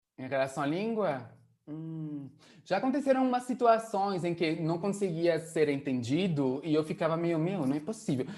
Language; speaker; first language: Portuguese; non-native, fluent; French